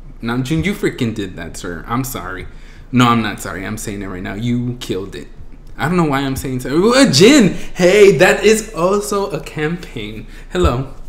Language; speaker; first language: English; native; English